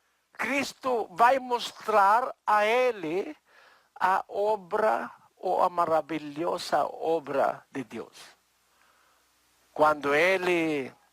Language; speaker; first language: Portuguese; non-native, learner; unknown